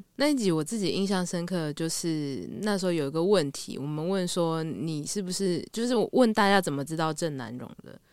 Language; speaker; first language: Chinese; native; Chinese